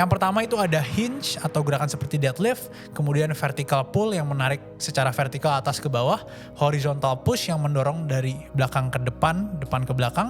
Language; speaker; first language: Indonesian; native; Indonesian